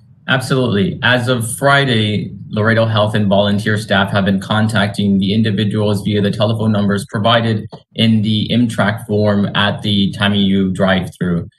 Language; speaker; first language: English; native; English